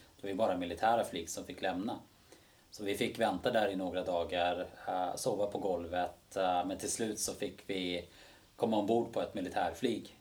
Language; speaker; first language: Swedish; early bilingual, other home language; Bosnian